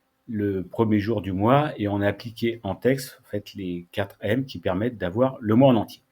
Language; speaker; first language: French; native; French